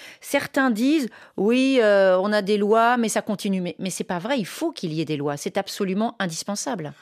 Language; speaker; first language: French; native; French